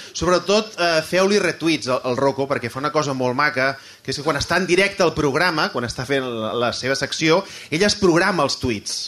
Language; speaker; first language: Catalan; native; Catalan